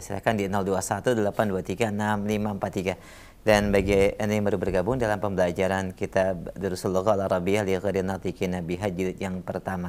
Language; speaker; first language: Indonesian; native; Indonesian